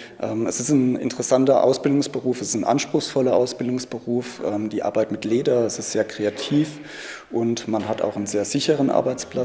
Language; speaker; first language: German; native; German